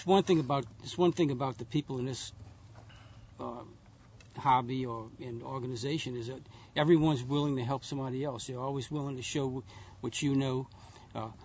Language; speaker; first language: English; native; English